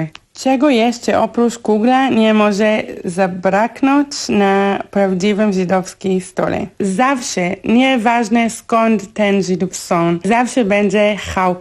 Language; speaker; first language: Polish; non-native, learner; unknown